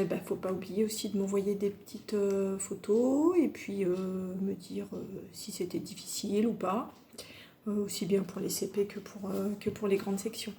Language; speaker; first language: French; native; French